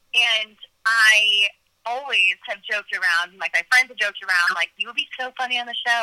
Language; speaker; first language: English; native; English